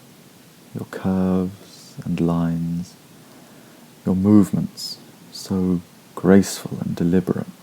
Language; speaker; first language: English; native; English